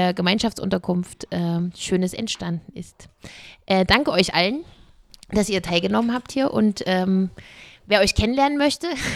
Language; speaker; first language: German; native; German